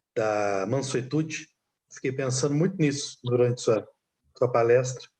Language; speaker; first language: Portuguese; native; Portuguese